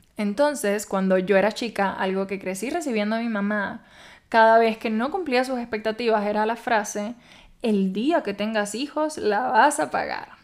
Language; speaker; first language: Spanish; native; Spanish